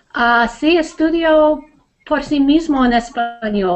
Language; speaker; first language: Spanish; non-native, learner; English